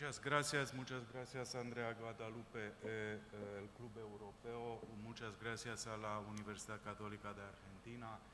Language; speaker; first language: Spanish; non-native, fluent; Romanian